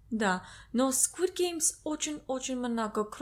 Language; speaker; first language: Russian; non-native, learner; English